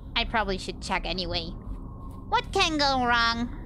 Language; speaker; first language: English; non-native, fluent; German